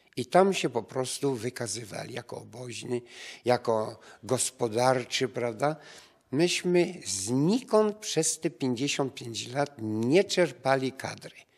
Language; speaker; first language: Polish; native; Polish